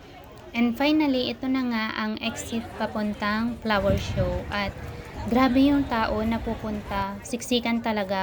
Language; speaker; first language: Filipino; native; Filipino